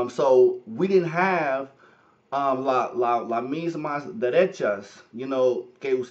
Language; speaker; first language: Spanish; non-native, learner; English